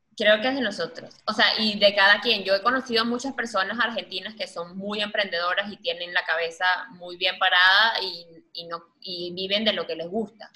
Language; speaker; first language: Spanish; native; Spanish